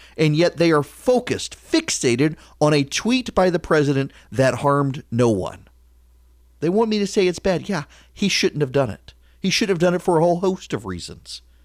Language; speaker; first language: English; native; English